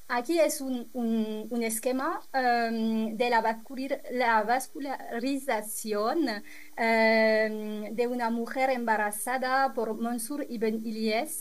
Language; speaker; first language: Spanish; non-native, fluent; French